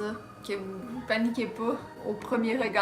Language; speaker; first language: French; native; French